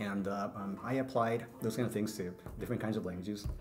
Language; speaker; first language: English; non-native, fluent; Japanese